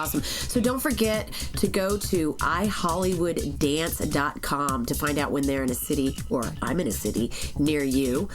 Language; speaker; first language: English; native; English